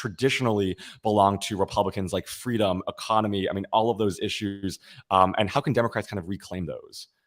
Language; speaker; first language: English; native; English